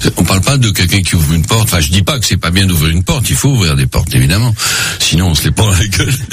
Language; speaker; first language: French; non-native, local second language; Spanish